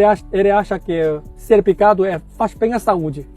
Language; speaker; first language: Portuguese; non-native, fluent; Chinese